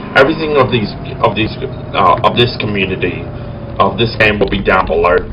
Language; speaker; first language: English; native; English